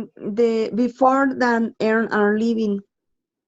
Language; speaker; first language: English; non-native, learner; Spanish